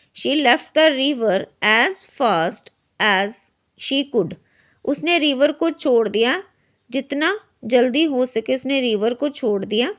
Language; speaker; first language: Hindi; native; Hindi